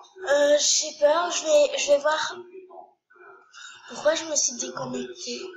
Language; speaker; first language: French; native; French